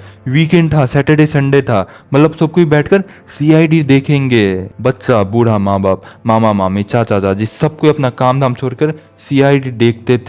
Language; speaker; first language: Hindi; non-native, local second language; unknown